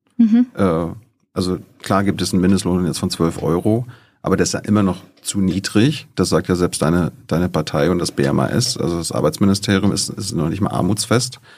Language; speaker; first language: German; native; German